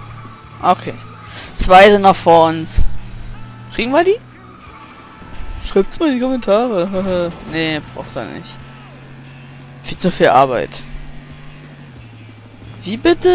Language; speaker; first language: German; native; German